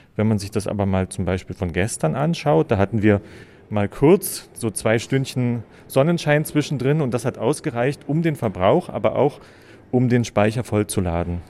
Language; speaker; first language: German; native; German